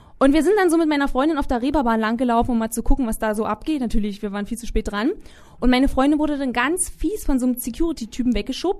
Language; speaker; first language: German; native; German